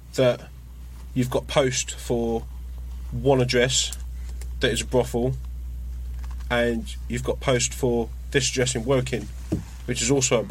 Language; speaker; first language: English; native; English